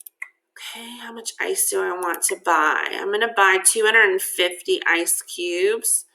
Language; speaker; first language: English; native; English